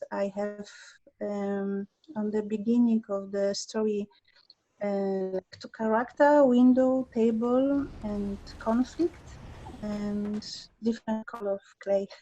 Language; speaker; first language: English; non-native, learner; Polish